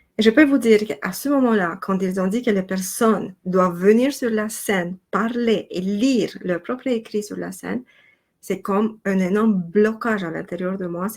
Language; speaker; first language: French; non-native, fluent; Romanian